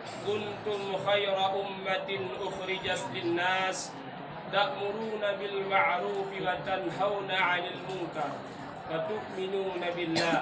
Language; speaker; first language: Arabic; non-native, learner; Achinese